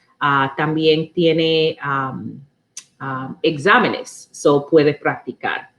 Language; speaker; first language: Spanish; non-native, learner; English